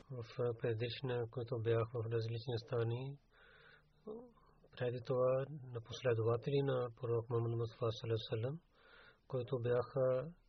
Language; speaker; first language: Bulgarian; non-native, learner; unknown